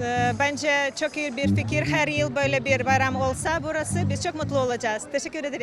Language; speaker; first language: Turkish; non-native, learner; Ukrainian